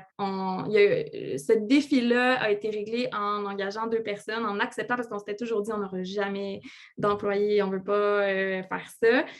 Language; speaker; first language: French; native; French